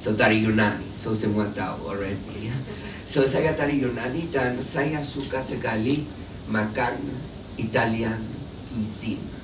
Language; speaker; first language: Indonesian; non-native, learner; Greek